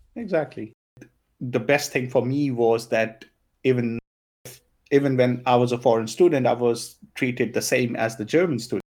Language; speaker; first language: English; non-native, local second language; Punjabi